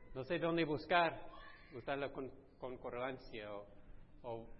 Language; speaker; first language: Spanish; non-native, fluent; English